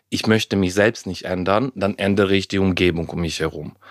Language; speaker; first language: German; non-native, fluent; Ukrainian